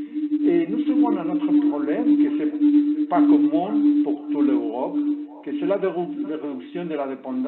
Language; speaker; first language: French; non-native, learner; Spanish